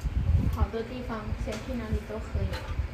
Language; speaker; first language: Chinese; non-native, learner; Lao